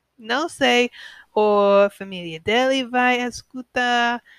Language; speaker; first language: Portuguese; non-native, learner; English